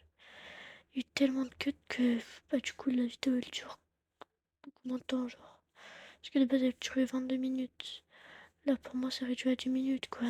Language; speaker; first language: French; native; French